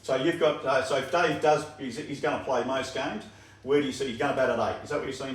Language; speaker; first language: English; native; English